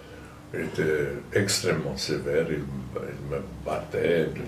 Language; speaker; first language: French; non-native, fluent; German